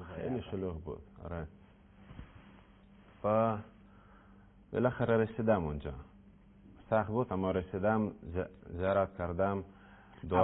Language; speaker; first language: Persian; non-native, learner; Russian